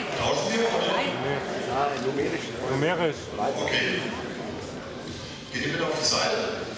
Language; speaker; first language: German; native; German